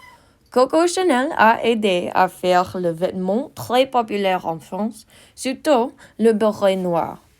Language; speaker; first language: French; non-native, learner; English